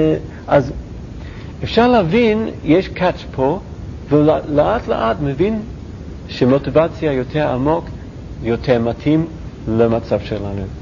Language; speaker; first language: Hebrew; non-native, learner; English